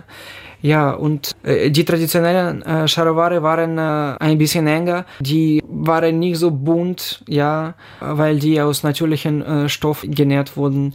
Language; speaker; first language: German; non-native, fluent; Ukrainian